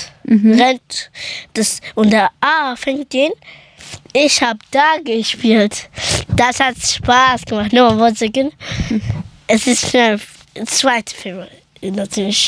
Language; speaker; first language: German; early bilingual, other home language; Persian